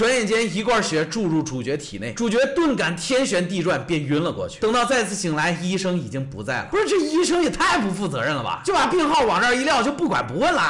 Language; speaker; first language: Chinese; native; Chinese